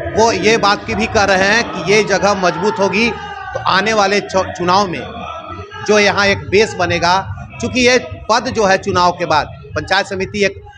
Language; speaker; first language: Hindi; native; Hindi